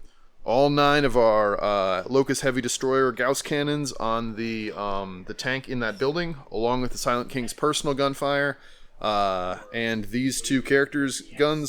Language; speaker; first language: English; native; English